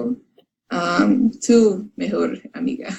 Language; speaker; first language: Spanish; non-native, learner; English